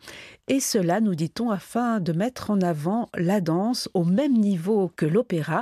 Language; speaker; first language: French; native; French